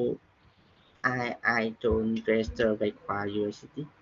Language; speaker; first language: English; non-native, learner; Vietnamese